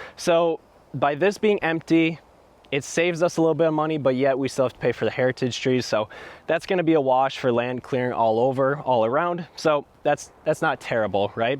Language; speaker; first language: English; native; English